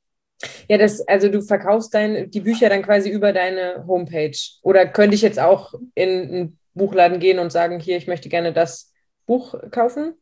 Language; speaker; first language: German; native; German